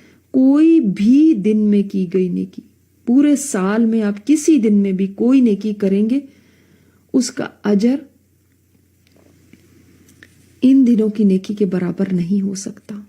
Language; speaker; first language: Urdu; native; Urdu